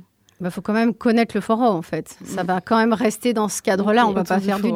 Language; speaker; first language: French; native; French